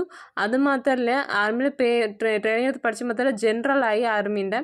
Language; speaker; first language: Malayalam; non-native, learner; Tamil